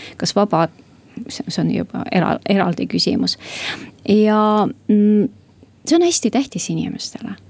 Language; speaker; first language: Estonian; non-native, local second language; Russian